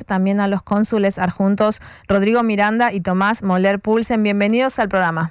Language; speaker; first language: Spanish; native; Spanish